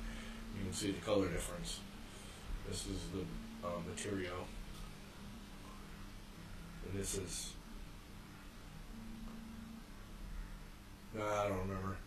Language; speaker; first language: English; native; English